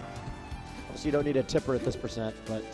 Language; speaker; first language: English; native; English